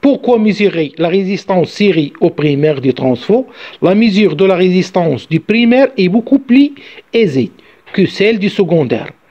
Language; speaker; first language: French; non-native, local second language; Arabic